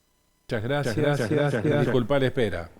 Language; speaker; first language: Spanish; native; Spanish